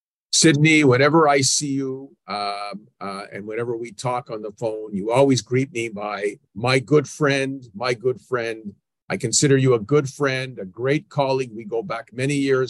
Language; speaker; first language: English; native; English